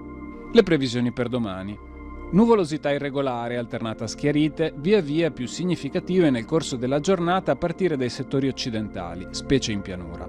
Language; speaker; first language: Italian; native; Italian